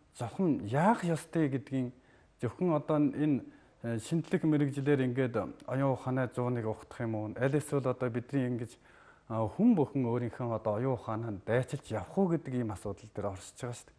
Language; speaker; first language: Mongolian; native; Mongolian